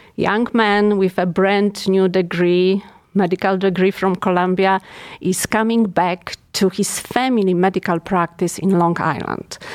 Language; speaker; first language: English; non-native, fluent; Polish